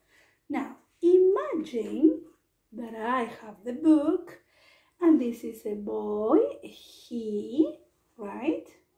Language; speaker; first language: English; non-native, fluent; Spanish